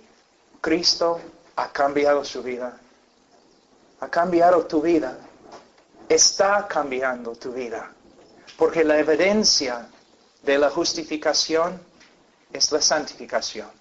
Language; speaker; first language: Spanish; non-native, fluent; English